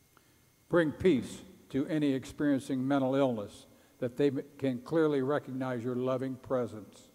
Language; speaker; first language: English; native; English